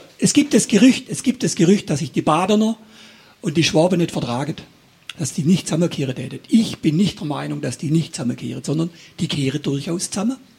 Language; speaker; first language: German; native; German